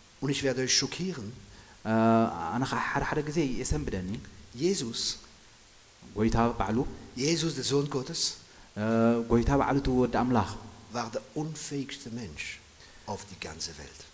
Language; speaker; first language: German; non-native, fluent; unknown